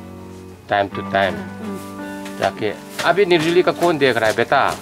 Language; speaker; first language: Hindi; non-native, local second language; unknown